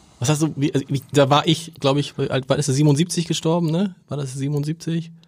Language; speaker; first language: German; native; German